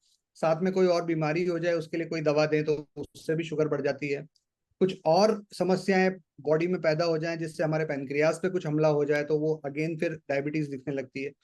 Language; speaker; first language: Hindi; native; Hindi